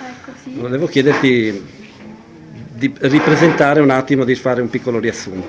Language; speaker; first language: Italian; native; Italian